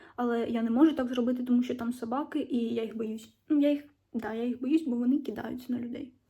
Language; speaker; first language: Ukrainian; non-native, local second language; Russian